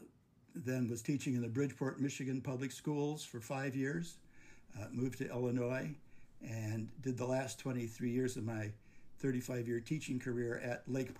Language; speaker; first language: English; native; English